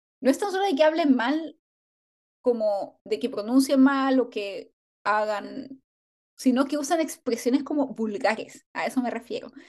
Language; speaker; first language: Spanish; native; Spanish